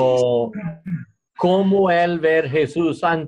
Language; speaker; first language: Spanish; non-native, learner; English